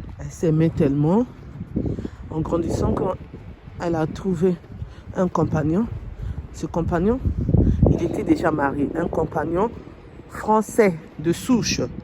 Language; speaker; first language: French; non-native, local second language; Lingala